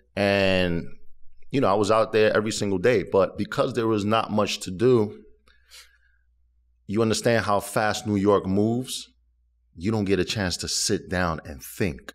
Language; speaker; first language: English; early bilingual, other home language; Spanish